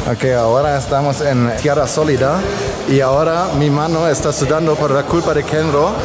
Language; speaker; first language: Spanish; non-native, fluent; German